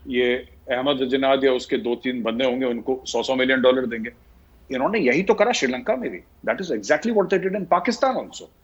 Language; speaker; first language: Hindi; native; Hindi